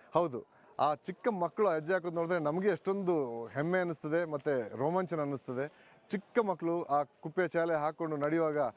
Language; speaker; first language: Kannada; non-native, local second language; Kodava